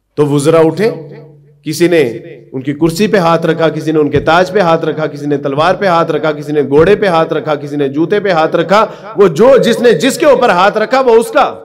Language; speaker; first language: Urdu; non-native, local second language; Punjabi